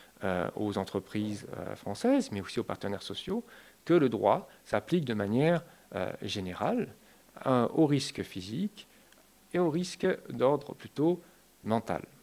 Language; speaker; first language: French; native; French